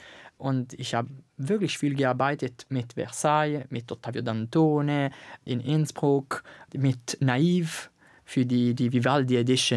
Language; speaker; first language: German; non-native, learner; Italian